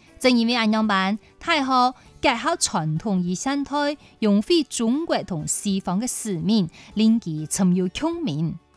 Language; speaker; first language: Chinese; non-native, local second language; Cantonese